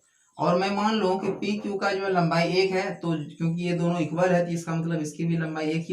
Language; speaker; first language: Hindi; native; Hindi